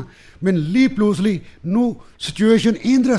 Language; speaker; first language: Danish; non-native, learner; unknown